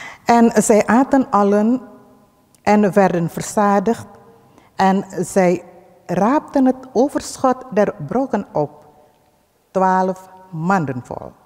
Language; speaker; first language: Dutch; early bilingual, other home language; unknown